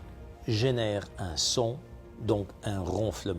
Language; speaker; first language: French; native; French